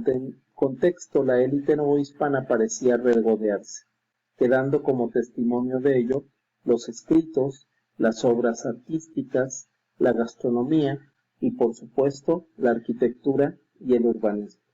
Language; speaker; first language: Spanish; native; Spanish